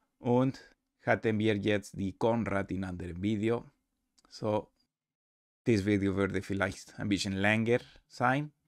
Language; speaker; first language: German; non-native, learner; Spanish